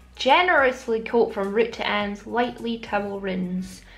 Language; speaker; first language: English; native; English